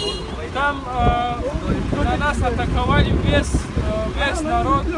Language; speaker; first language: Russian; non-native, local second language; Tajik